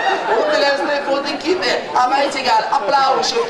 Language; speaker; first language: German; non-native, learner; Spanish